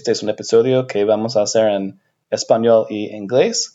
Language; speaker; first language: Spanish; non-native, learner; English